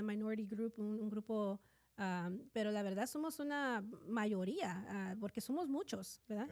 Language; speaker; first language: Spanish; native; Spanish